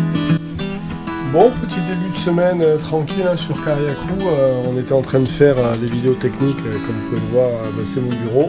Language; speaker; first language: French; native; French